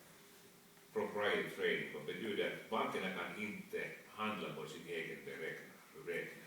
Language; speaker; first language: Swedish; non-native, fluent; Finnish